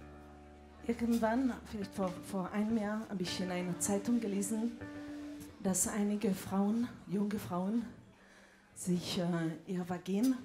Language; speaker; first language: German; non-native, local second language; French